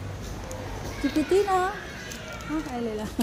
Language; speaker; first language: Spanish; non-native, learner; Indonesian